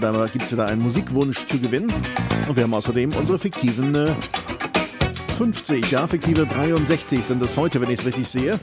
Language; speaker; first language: German; native; German